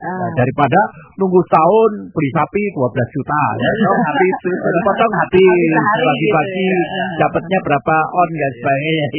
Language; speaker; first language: Indonesian; non-native, local second language; Javanese